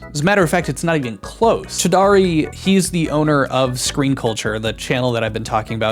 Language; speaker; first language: English; native; English